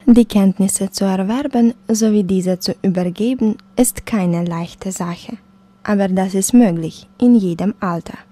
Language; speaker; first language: German; non-native, fluent; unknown